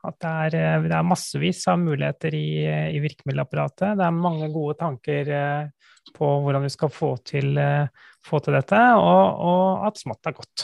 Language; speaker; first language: Norwegian; native; Norwegian